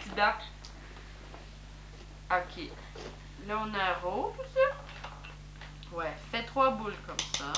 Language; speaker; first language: French; native; French